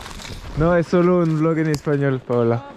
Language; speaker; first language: Spanish; non-native, learner; French